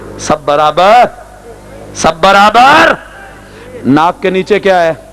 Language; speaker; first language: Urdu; non-native, local second language; Punjabi